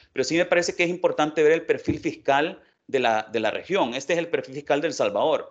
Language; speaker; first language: Spanish; native; Spanish